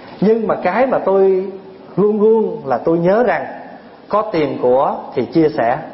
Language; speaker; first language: Vietnamese; early bilingual, other home language; English